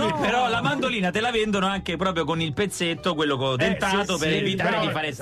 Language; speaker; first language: Italian; native; Italian